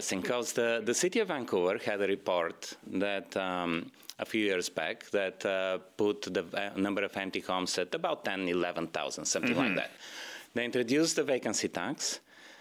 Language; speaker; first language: English; non-native, fluent; Bulgarian